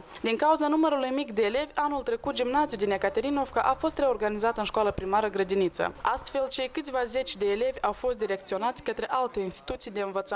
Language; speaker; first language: Romanian; native; Romanian